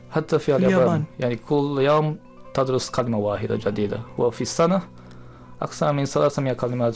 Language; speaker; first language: Arabic; non-native, fluent; Japanese